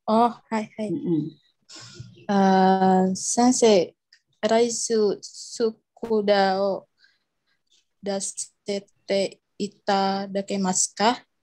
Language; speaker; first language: Japanese; non-native, learner; Indonesian